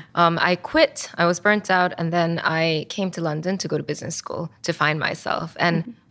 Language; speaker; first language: English; native; English